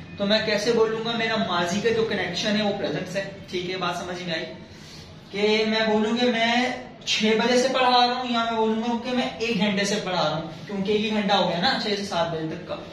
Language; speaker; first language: Hindi; native; Hindi